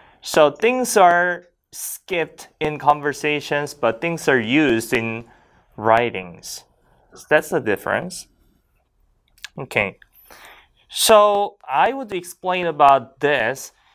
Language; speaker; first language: English; non-native, fluent; Korean